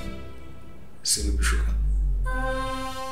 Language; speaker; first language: French; non-native, local second language; Haitian Creole